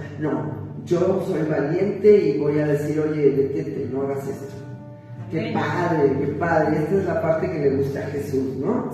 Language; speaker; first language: Spanish; native; Spanish